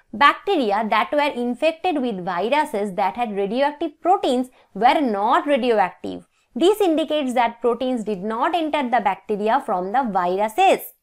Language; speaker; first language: English; non-native, local second language; Bangla